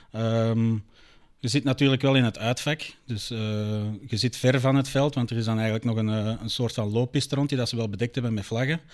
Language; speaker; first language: Dutch; native; Dutch